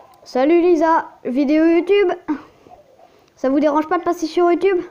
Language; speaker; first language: French; native; French